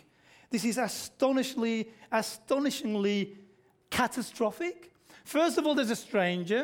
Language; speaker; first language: English; native; English